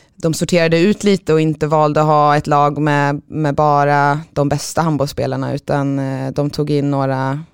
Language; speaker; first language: Swedish; native; Swedish